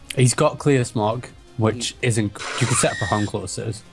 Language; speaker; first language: English; native; English